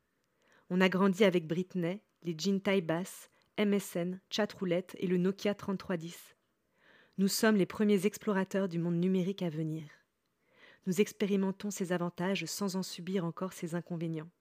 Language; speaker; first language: French; native; French